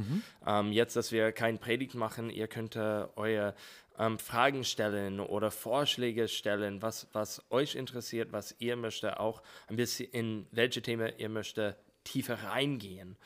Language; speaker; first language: German; non-native, fluent; English